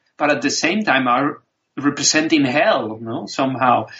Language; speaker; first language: English; non-native, fluent; Spanish